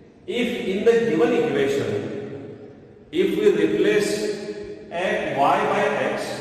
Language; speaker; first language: English; non-native, local second language; Marathi